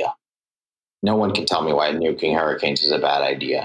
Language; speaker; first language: English; native; English